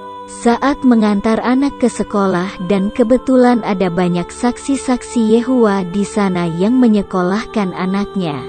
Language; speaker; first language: Indonesian; native; Indonesian